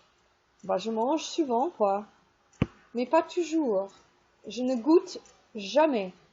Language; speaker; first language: French; non-native, fluent; English